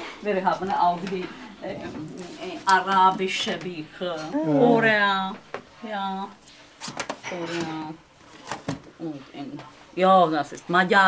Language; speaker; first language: German; non-native, learner; Czech